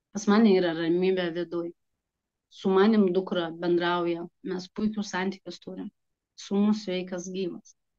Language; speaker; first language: Lithuanian; non-native, local second language; Russian